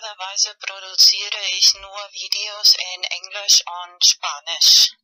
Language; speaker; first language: German; non-native, learner; Spanish